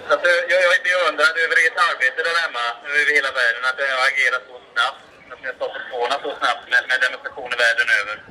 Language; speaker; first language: Swedish; native; Swedish